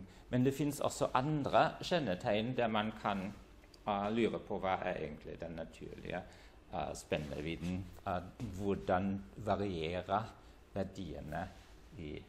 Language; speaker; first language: Norwegian; non-native, fluent; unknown